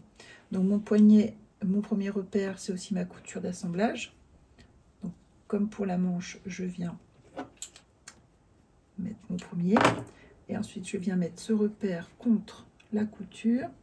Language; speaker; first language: French; native; French